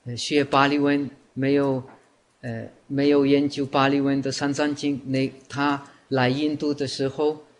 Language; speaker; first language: Chinese; non-native, fluent; Czech